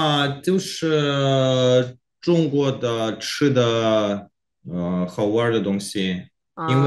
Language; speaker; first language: Chinese; non-native, learner; Korean